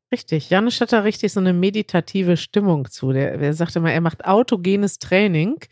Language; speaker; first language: German; native; German